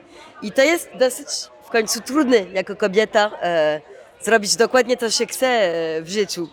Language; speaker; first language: Polish; early bilingual, heritage; Polish